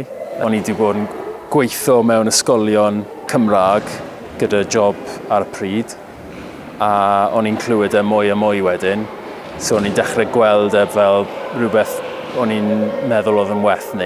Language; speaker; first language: Welsh; non-native, local second language; English